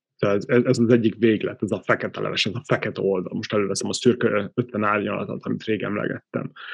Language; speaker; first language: Hungarian; native; Hungarian